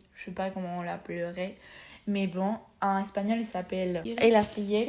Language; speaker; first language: French; non-native, learner; Spanish